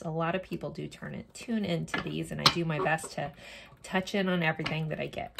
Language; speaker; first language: English; native; English